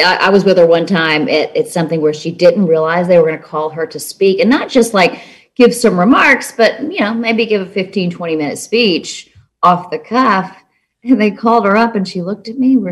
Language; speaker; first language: English; native; English